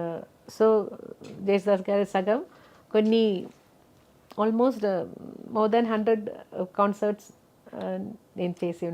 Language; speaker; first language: Telugu; non-native, local second language; Malayalam